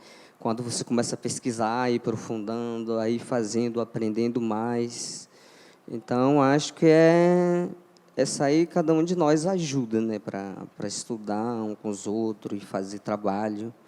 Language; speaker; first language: Portuguese; non-native, local second language; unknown